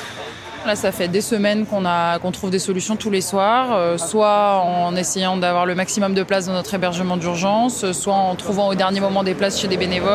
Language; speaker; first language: French; native; French